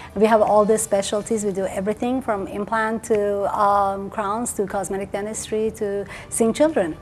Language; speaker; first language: English; early bilingual, other home language; Persian